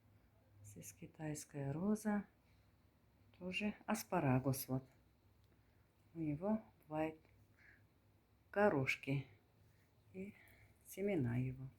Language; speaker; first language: Russian; non-native, learner; Turkmen